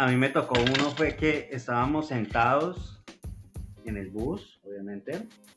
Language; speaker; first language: Spanish; native; Spanish